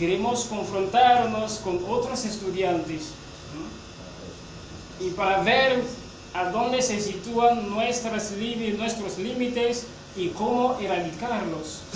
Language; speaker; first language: Spanish; non-native, fluent; French